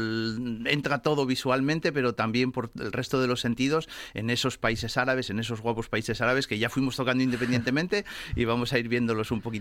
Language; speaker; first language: Spanish; native; Spanish